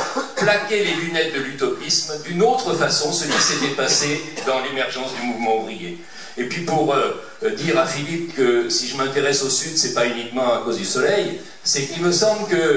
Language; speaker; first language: French; native; French